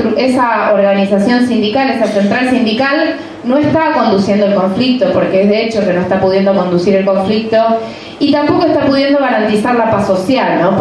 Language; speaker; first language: Spanish; native; Spanish